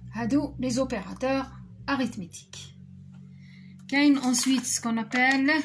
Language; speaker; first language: French; non-native, local second language; Arabic